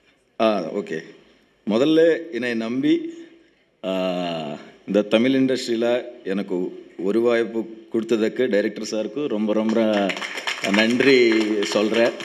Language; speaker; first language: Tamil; non-native, learner; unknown